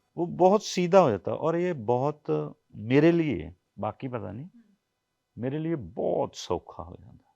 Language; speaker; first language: Hindi; non-native, local second language; Punjabi